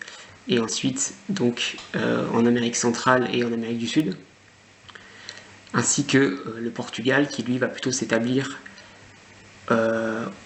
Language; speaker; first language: French; native; French